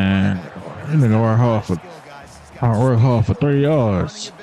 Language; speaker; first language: English; native; English